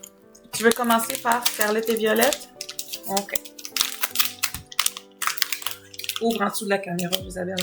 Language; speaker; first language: French; native; French